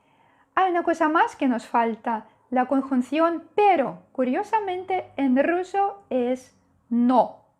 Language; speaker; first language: Spanish; non-native, fluent; Russian